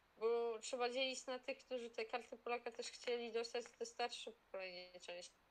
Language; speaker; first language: Polish; native; Polish